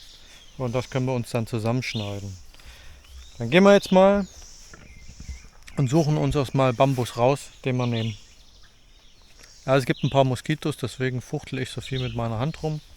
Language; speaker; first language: German; native; German